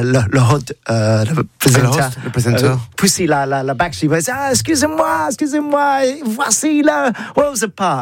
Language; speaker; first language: French; non-native, learner; English